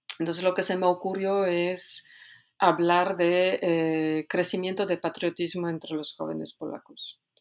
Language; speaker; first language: Spanish; non-native, fluent; Polish